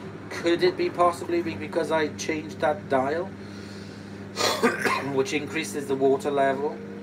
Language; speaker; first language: English; native; English